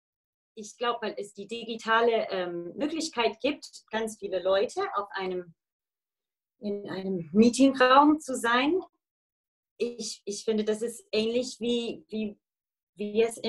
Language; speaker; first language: German; non-native, fluent; English